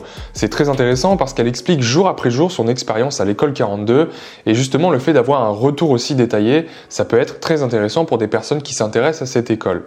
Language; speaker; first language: French; native; French